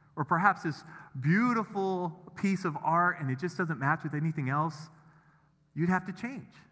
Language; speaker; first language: English; native; English